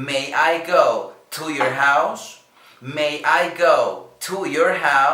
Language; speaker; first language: English; non-native, learner; Spanish